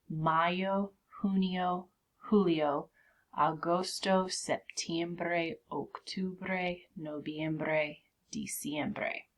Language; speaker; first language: Spanish; non-native, fluent; English